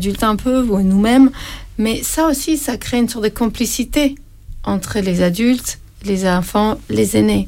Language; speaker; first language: French; non-native, fluent; Armenian